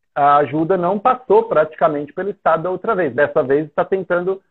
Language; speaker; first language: Portuguese; native; Portuguese